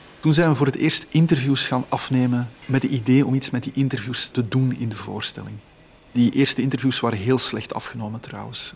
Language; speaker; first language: Dutch; native; Dutch